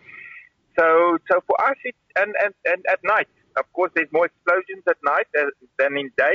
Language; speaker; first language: English; non-native, local second language; Afrikaans